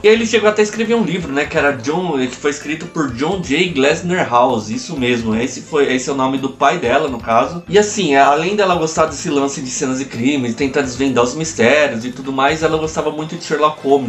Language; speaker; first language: Portuguese; native; Portuguese